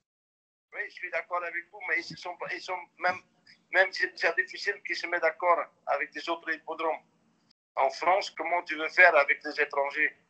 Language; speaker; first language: French; non-native, local second language; Dutch